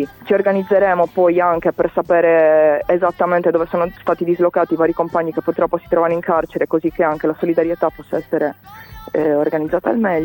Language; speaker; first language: Italian; native; Italian